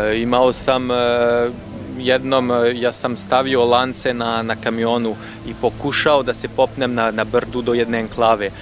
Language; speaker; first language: Serbian; non-native, fluent; French